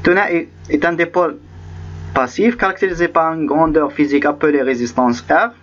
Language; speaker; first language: French; non-native, local second language; Arabic